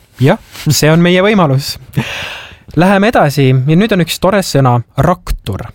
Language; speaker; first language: Estonian; native; Estonian